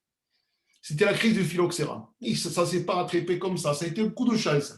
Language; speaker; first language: French; native; French